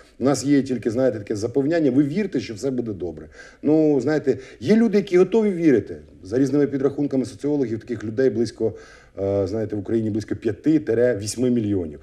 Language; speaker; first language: Ukrainian; native; Ukrainian